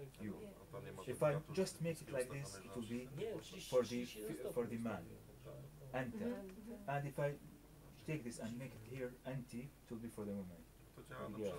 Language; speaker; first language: English; non-native, learner; Arabic